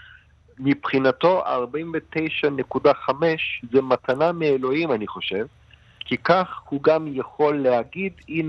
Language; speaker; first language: Hebrew; non-native, fluent; Turkish